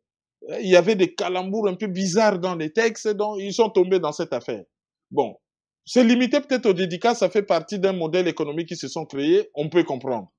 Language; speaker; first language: French; non-native, local second language; Lingala